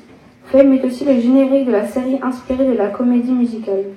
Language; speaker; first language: French; native; French